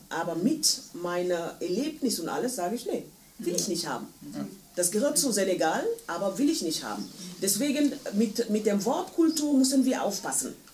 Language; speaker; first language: German; non-native, fluent; Wolof